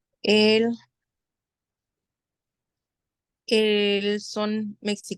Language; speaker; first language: French; non-native, learner; Spanish